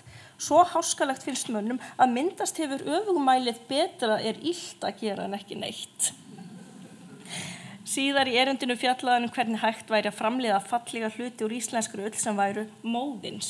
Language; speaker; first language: Icelandic; native; Icelandic